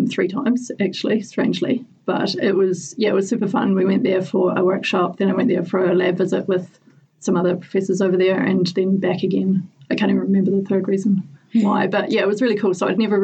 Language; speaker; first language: English; native; English